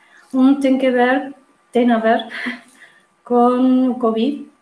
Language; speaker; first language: Portuguese; non-native, fluent; Spanish